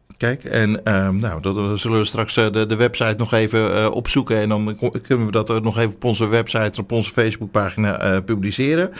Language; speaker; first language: Dutch; native; Dutch